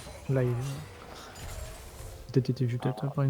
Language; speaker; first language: French; native; French